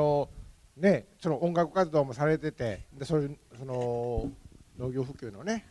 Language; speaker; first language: Japanese; native; Japanese